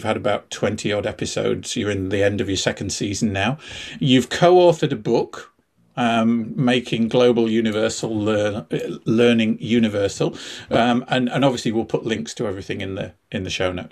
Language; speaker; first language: English; native; English